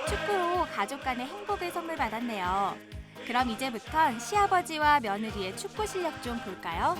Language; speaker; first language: Korean; native; Korean